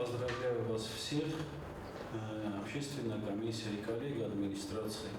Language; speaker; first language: Russian; non-native, local second language; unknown